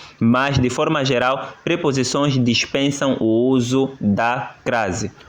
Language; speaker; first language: Portuguese; native; Portuguese